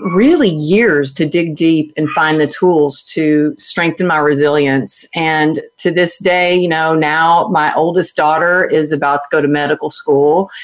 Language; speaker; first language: English; native; English